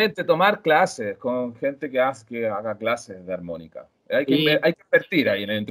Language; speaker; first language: Spanish; native; Spanish